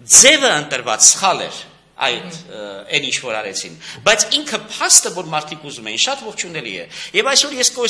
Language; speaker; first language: Armenian; native; Armenian